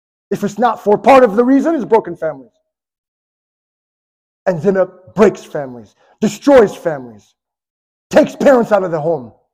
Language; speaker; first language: English; native; English